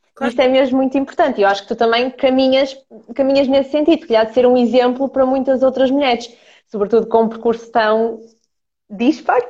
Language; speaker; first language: Portuguese; early bilingual, other home language; Ukrainian